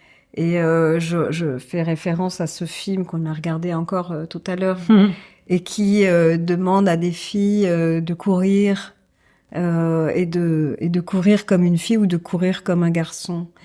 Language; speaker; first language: French; native; French